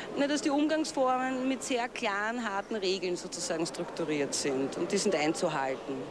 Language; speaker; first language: German; native; German